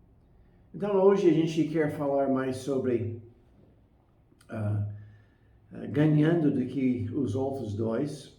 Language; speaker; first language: Portuguese; non-native, fluent; English